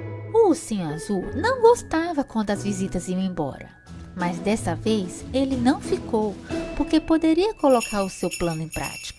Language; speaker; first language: Portuguese; native; Portuguese